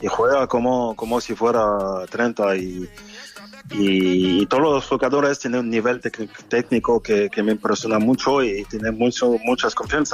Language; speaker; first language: Spanish; non-native, fluent; French